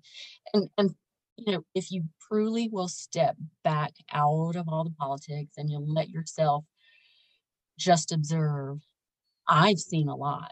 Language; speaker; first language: English; native; English